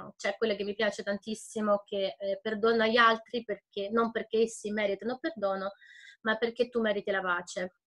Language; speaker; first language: Italian; non-native, fluent; Ukrainian